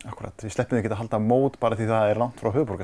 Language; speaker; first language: Icelandic; native; Icelandic